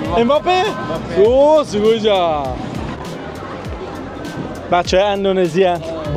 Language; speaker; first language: Japanese; non-native, fluent; Persian